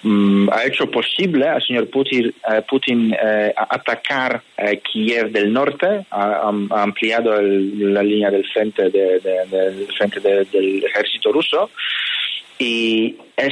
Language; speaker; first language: Spanish; non-native, fluent; Polish